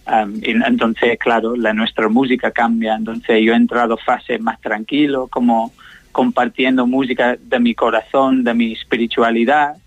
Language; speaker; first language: Spanish; non-native, learner; English